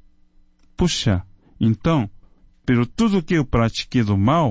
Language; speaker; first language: Portuguese; non-native, fluent; Chinese